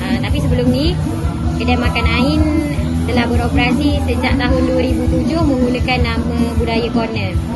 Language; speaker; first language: Malay; native; Malay